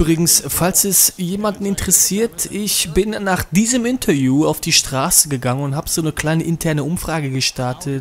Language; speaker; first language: German; native; German